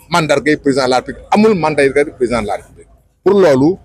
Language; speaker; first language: French; non-native, local second language; Wolof